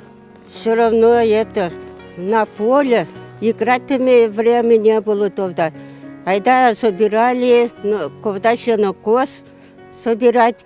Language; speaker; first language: Russian; non-native, local second language; Chuvash